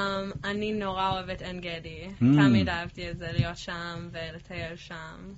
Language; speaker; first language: Hebrew; early bilingual, heritage; English